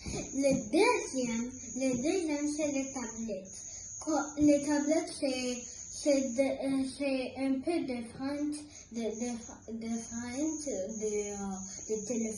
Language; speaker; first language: French; early bilingual, other home language; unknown